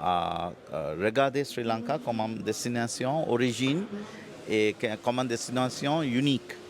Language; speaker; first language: French; non-native, fluent; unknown